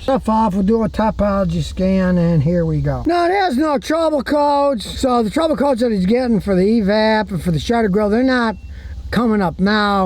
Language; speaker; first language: English; native; English